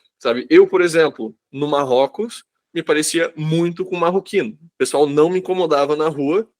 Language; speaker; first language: Portuguese; native; Portuguese